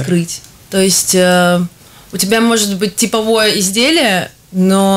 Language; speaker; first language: Russian; native; Russian